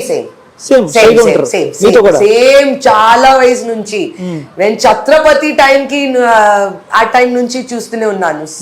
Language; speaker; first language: Telugu; non-native, learner; Hindi